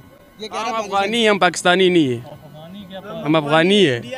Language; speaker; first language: Hindi; non-native, fluent; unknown